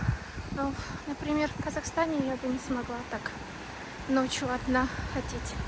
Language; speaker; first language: Russian; non-native, local second language; Kazakh